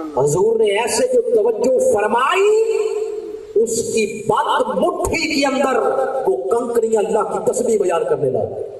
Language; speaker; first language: Urdu; non-native, local second language; Punjabi